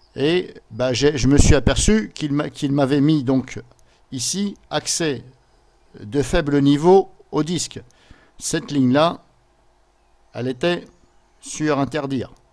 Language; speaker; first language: French; native; French